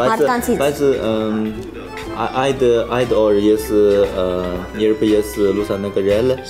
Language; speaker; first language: Armenian; non-native, learner; Chinese